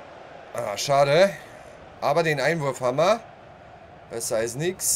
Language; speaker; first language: German; native; German